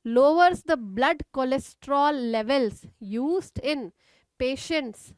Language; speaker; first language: English; non-native, local second language; Kannada